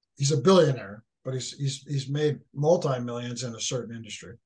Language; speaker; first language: English; native; English